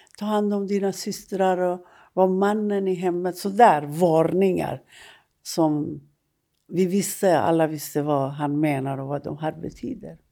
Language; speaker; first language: Swedish; non-native, fluent; Persian